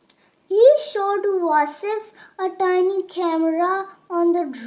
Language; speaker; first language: English; non-native, local second language; Urdu